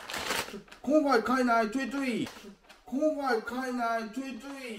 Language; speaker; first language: Vietnamese; non-native, learner; Japanese